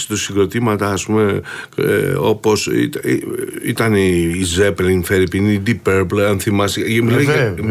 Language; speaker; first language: Greek; native; Greek